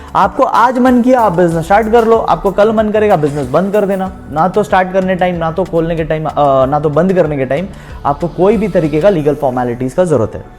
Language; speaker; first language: Hindi; native; Hindi